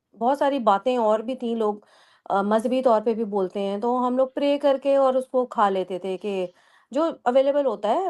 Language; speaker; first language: Urdu; native; Urdu